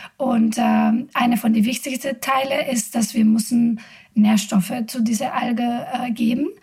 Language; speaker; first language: German; non-native, fluent; Spanish